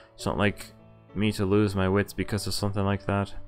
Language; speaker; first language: English; non-native, fluent; Dutch